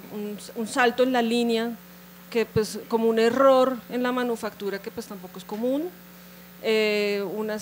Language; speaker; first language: Spanish; native; Spanish